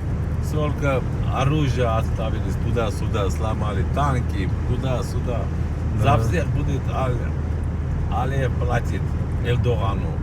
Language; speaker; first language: Russian; non-native, learner; Armenian